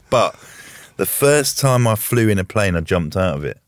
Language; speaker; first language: English; native; English